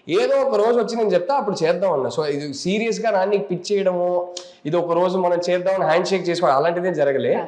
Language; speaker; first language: Telugu; non-native, local second language; Tamil